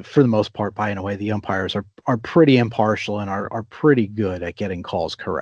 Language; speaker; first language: English; native; English